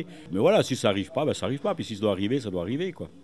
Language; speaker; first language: French; native; French